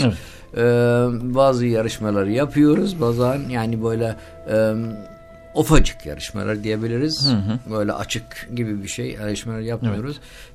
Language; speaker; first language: Turkish; non-native, learner; Arabic